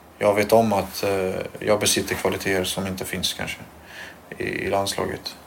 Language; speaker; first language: Swedish; early bilingual, other home language; Albanian